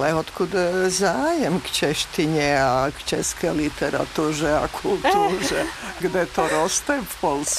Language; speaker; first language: Czech; non-native, fluent; Serbian